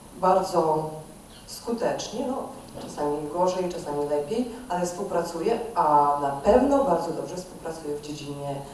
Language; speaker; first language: Polish; non-native, fluent; Russian